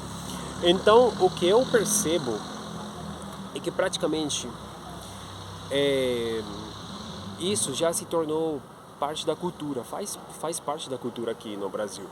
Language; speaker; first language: Portuguese; non-native, fluent; Spanish